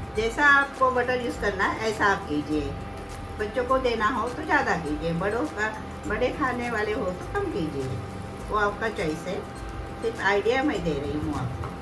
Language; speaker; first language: Hindi; non-native, local second language; Marathi